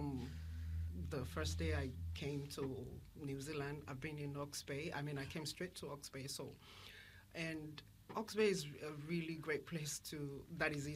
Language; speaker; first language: English; non-native, local second language; Yoruba